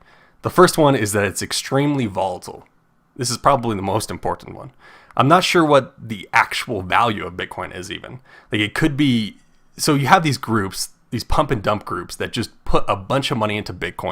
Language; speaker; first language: English; native; English